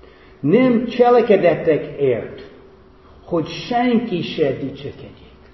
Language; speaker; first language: Hungarian; non-native, fluent; English